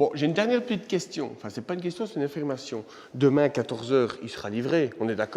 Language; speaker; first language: French; native; French